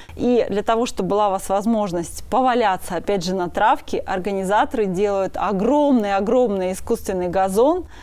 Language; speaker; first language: Russian; native; Russian